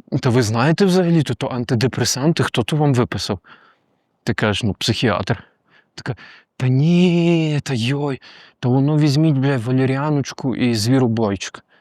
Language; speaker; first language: Ukrainian; native; Ukrainian